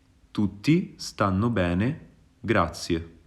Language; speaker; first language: Italian; non-native, fluent; Wolof